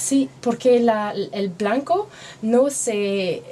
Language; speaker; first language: Spanish; non-native, learner; French